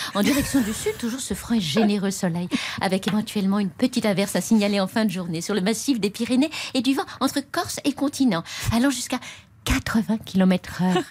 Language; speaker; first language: French; native; French